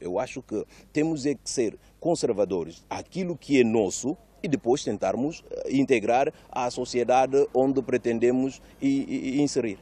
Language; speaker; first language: Portuguese; non-native, local second language; Upper Guinea Crioulo